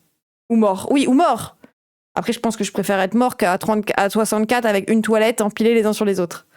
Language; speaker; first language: French; native; French